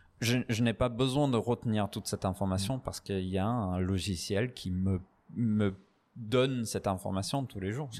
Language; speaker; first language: French; non-native, fluent; English